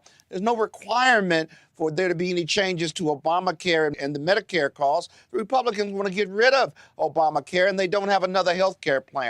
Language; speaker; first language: English; native; English